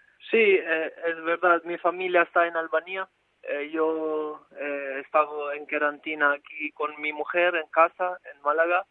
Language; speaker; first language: Spanish; non-native, fluent; Albanian